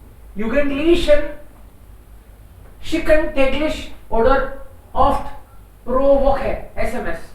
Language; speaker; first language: German; non-native, fluent; Hindi